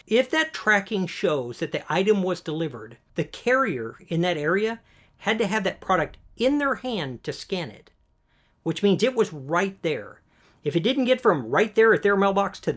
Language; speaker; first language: English; native; English